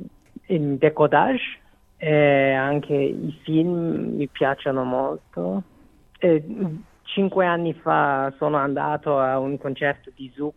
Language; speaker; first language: Italian; non-native, fluent; Korean